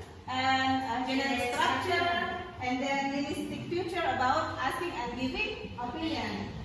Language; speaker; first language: English; non-native, fluent; Indonesian